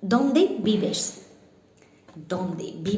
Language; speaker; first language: Spanish; non-native, fluent; Arabic